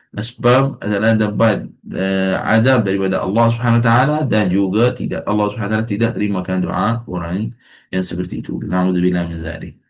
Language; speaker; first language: Malay; non-native, fluent; Arabic